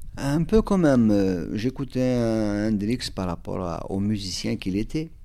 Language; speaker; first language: French; non-native, local second language; Kabyle